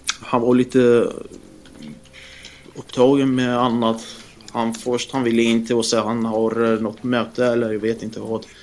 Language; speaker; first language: Swedish; non-native, fluent; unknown